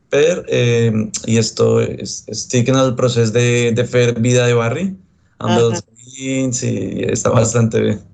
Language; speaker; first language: Catalan; non-native, fluent; Spanish